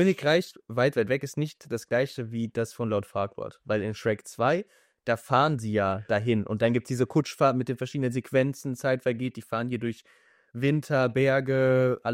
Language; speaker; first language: German; native; German